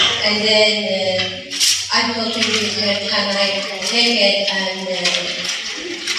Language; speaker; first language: English; non-native, learner; Persian